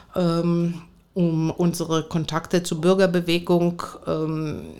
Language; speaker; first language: German; non-native, fluent; Greek